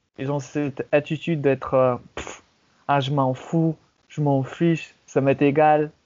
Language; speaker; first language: French; non-native, fluent; English